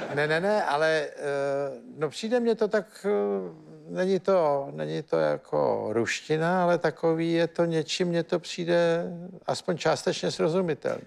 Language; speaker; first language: Czech; native; Czech